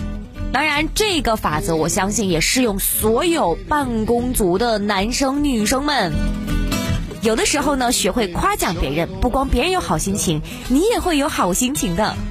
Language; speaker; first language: Chinese; native; Chinese